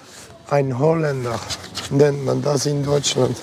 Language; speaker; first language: German; non-native, learner; Dutch